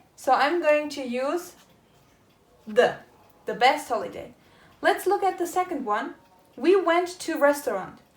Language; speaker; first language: English; non-native, fluent; Turkish